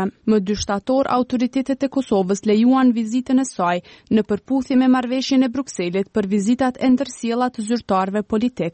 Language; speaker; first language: Albanian; native; Albanian